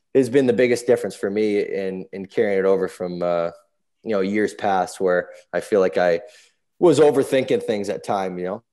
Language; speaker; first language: English; native; English